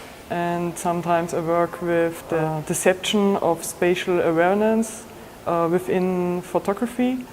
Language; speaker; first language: English; non-native, fluent; German